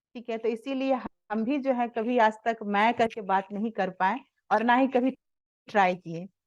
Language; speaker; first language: Hindi; native; Hindi